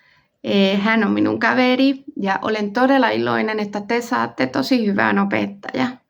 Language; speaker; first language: Finnish; non-native, fluent; Spanish